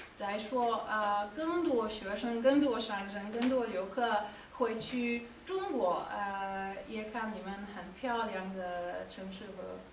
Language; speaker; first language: Chinese; non-native, fluent; Polish